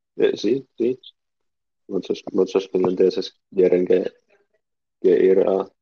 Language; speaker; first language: Spanish; non-native, learner; Finnish